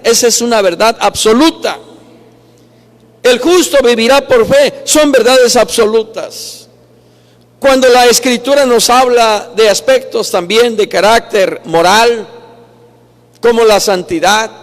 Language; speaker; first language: Spanish; native; Spanish